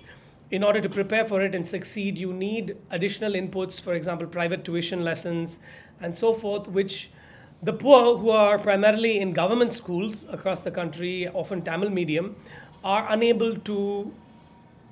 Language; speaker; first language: English; non-native, local second language; Tamil